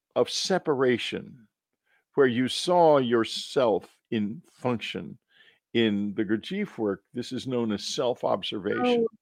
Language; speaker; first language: English; native; English